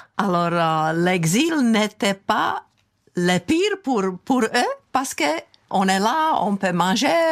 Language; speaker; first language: French; non-native, fluent; Czech